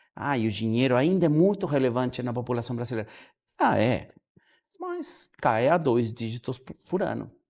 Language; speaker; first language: Portuguese; non-native, fluent; Spanish